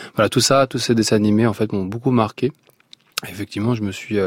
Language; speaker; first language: French; non-native, local second language; Arabic